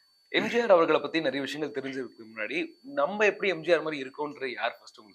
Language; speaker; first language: Tamil; native; Tamil